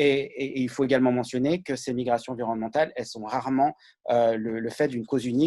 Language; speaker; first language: French; native; French